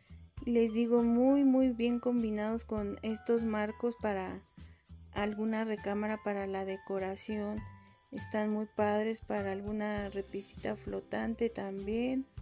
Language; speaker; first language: Spanish; native; Spanish